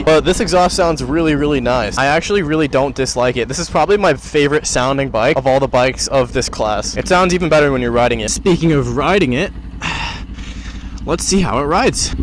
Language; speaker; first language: English; native; English